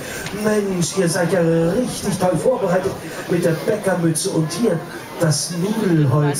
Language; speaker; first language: German; native; German